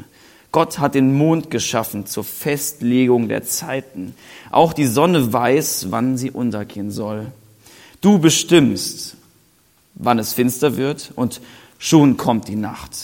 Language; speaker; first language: German; native; German